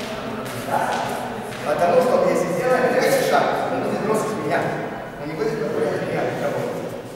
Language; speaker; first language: Russian; non-native, learner; Serbian